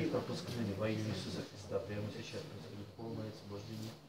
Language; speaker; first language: Russian; native; Russian